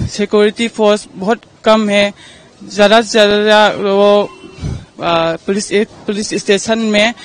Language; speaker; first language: Hindi; non-native, local second language; Manipuri